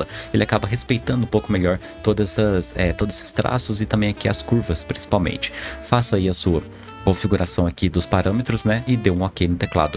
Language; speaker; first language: Portuguese; native; Portuguese